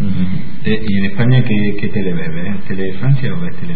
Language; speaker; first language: Spanish; native; Spanish